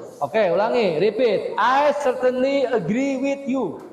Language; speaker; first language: English; non-native, fluent; Indonesian